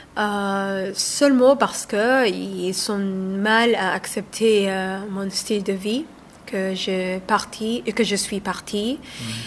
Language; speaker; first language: French; non-native, learner; Somali